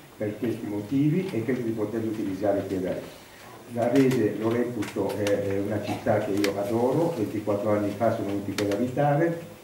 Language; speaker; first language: Italian; early bilingual, heritage; Italian